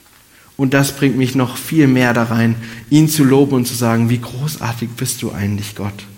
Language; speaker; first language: German; native; German